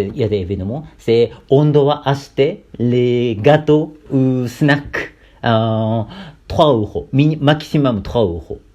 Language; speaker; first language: French; non-native, learner; Japanese